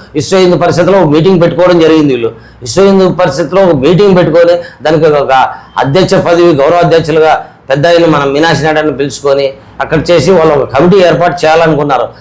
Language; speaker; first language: Telugu; native; Telugu